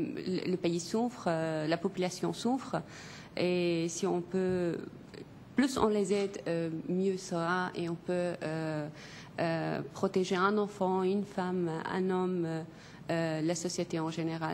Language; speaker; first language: French; non-native, fluent; Kurdish